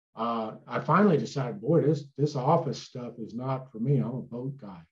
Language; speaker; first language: English; native; English